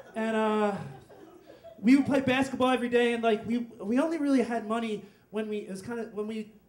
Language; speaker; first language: English; native; English